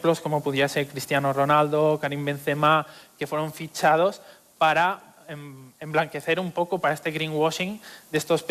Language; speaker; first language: Spanish; native; Spanish